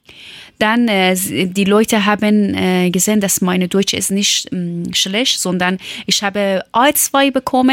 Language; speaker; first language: German; non-native, learner; Persian